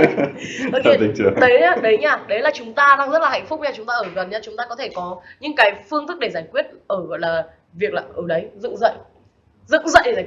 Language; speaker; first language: Vietnamese; native; Vietnamese